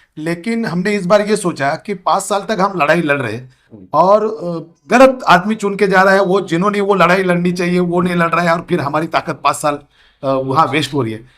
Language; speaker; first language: Hindi; non-native, local second language; Marathi